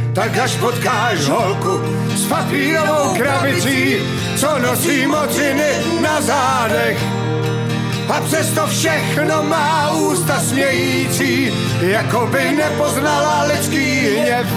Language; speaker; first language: Czech; native; Czech